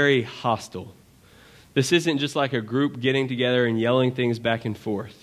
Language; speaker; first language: English; native; English